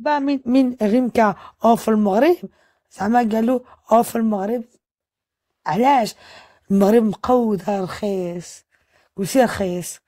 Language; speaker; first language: Arabic; early bilingual, heritage; French